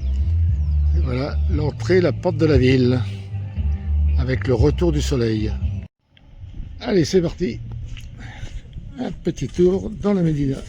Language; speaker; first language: French; native; French